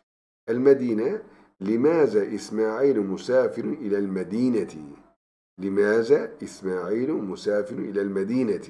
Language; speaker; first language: Arabic; non-native, fluent; Turkish